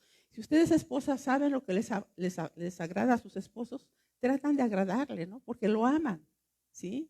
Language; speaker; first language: Spanish; native; Spanish